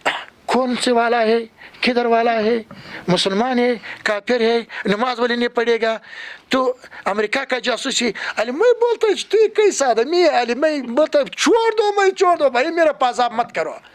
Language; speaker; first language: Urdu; non-native, learner; Pashto